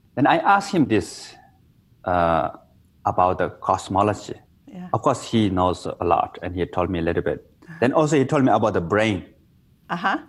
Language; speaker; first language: English; non-native, local second language; Tibetan